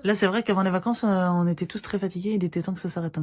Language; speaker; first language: French; native; French